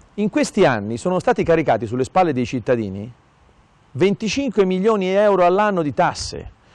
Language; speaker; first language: Italian; native; Italian